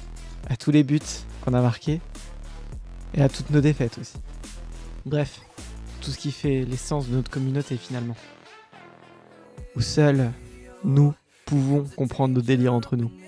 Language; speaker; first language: French; native; French